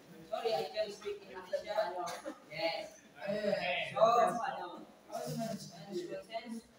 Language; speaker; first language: English; non-native, learner; Indonesian